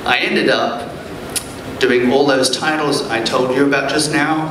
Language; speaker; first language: English; early bilingual, other home language; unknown